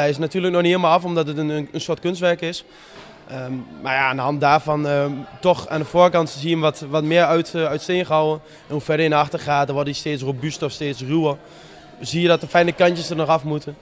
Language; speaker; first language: Dutch; native; Dutch